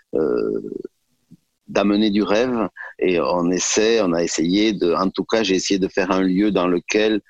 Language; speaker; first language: French; native; French